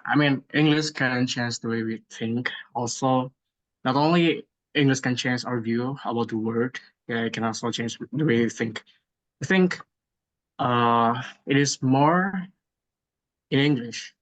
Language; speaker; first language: English; non-native, learner; Indonesian